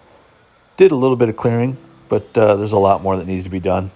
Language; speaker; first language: English; native; English